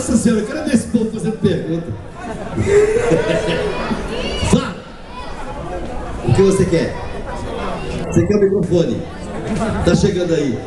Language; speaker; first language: Portuguese; non-native, learner; Spanish